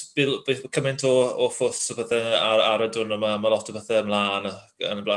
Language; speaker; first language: Welsh; native; Welsh